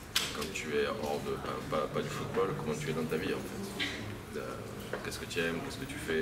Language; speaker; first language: French; non-native, fluent; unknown